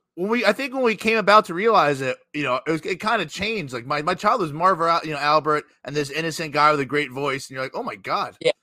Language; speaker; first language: English; native; English